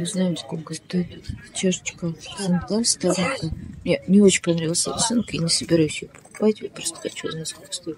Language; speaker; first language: Czech; non-native, learner; Russian